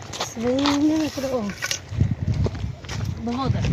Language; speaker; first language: Arabic; native; Arabic